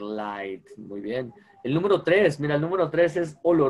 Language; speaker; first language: Spanish; native; Spanish